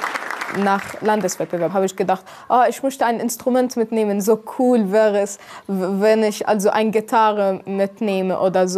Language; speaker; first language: German; non-native, fluent; Arabic